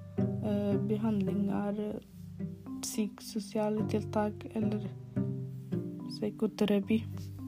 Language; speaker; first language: Norwegian; non-native, learner; Arabic